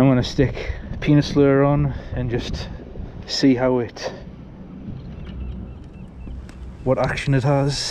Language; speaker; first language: English; native; English